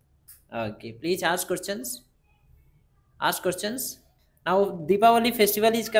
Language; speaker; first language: English; non-native, local second language; Hindi